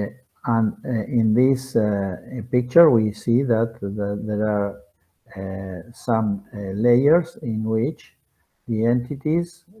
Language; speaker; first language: English; non-native, fluent; Spanish